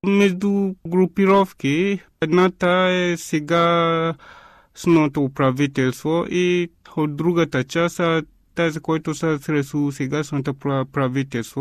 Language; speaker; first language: Bulgarian; non-native, fluent; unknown